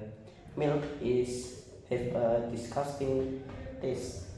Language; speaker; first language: English; non-native, learner; Indonesian